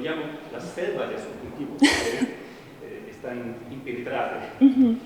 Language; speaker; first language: Spanish; non-native, fluent; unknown